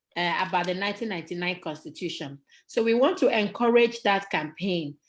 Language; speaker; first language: English; non-native, local second language; Yoruba